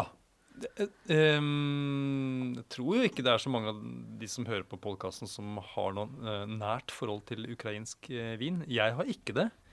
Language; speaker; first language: Norwegian; native; Norwegian